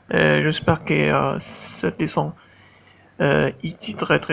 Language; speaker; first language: French; non-native, fluent; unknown